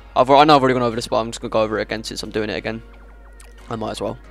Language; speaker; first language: English; native; English